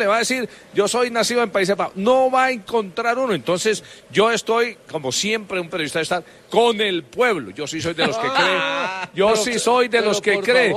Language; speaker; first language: Spanish; native; Spanish